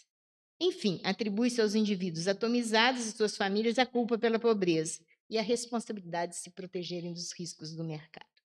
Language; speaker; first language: Portuguese; native; Portuguese